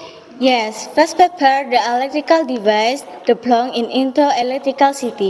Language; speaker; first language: English; non-native, learner; Indonesian